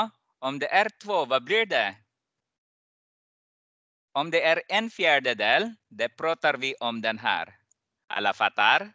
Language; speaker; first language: Swedish; non-native, fluent; Arabic